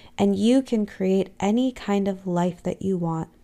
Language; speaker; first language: English; native; English